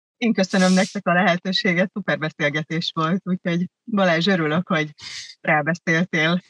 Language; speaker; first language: Hungarian; early bilingual, other home language; German